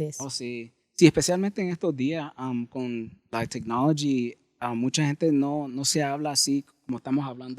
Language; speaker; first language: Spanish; early bilingual, heritage; Spanish